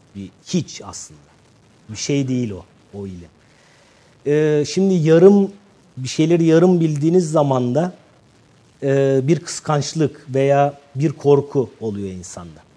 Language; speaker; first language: Turkish; native; Turkish